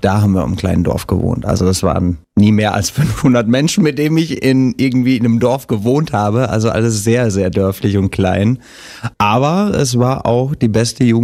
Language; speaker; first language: German; native; German